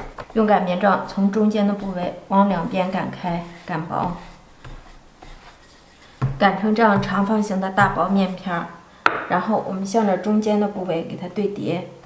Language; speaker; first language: Chinese; native; Chinese